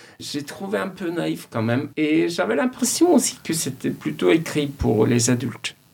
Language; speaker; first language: French; non-native, fluent; Norwegian